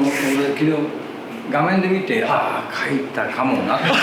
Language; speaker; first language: Japanese; native; Japanese